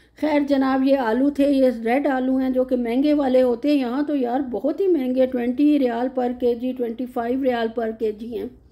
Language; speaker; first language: Urdu; native; Urdu